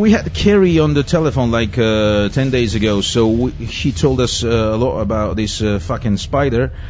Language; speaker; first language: English; non-native, fluent; Bulgarian